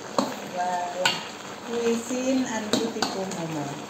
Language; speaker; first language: French; non-native, learner; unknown